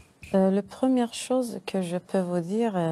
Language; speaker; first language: French; non-native, learner; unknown